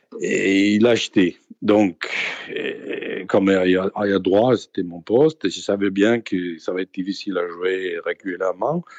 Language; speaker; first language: French; non-native, fluent; Danish